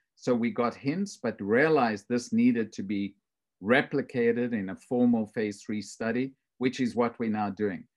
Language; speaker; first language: English; native; English